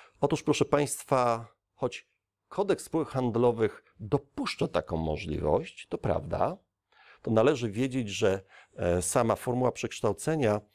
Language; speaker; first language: Polish; native; Polish